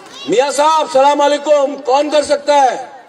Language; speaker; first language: Hindi; non-native, local second language; Kok Borok